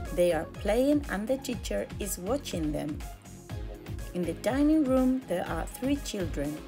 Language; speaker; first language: English; non-native, fluent; Spanish